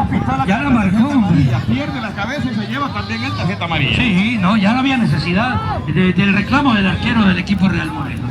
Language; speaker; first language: Spanish; native; Spanish